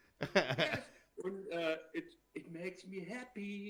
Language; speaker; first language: English; non-native, learner; German